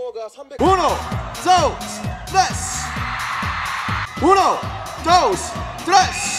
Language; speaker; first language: Spanish; non-native, learner; Korean